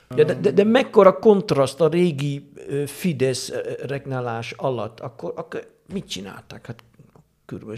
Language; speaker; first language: Hungarian; non-native, fluent; Dutch